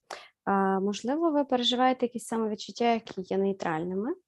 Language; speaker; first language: Ukrainian; native; Ukrainian